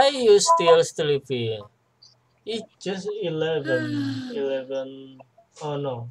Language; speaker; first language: English; non-native, learner; Indonesian